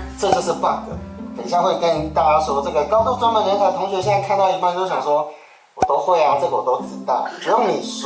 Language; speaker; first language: Chinese; native; Chinese